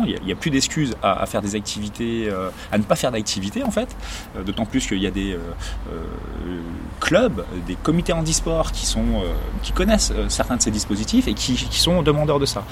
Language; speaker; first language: French; native; French